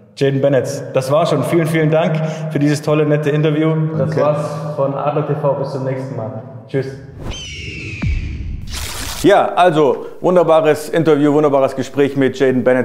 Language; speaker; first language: German; native; German